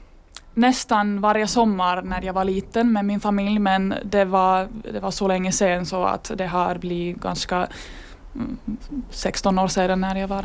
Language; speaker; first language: Swedish; non-native, learner; Finnish